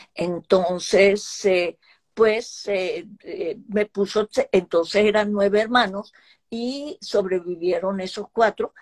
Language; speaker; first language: Spanish; early bilingual, other home language; Hebrew